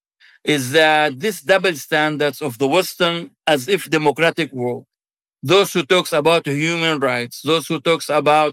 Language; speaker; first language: English; non-native, fluent; Arabic